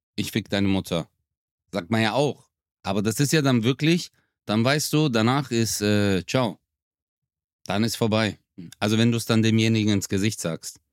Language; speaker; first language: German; early bilingual, other home language; Turkish